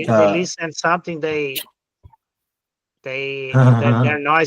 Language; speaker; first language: English; non-native, fluent; Portuguese